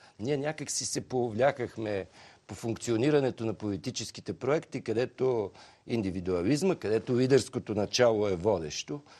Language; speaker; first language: Bulgarian; native; Bulgarian